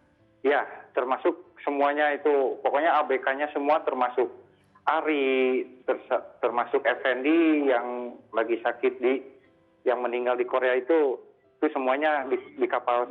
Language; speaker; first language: Indonesian; native; Indonesian